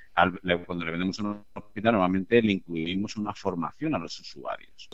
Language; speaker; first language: Spanish; native; Spanish